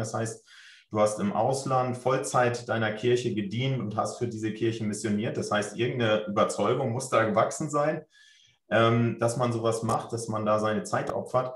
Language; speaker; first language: German; native; German